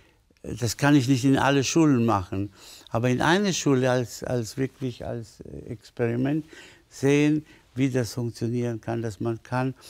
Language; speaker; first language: German; non-native, fluent; Spanish